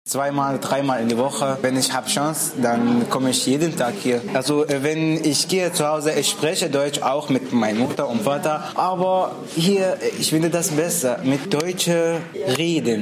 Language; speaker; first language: German; non-native, learner; Arabic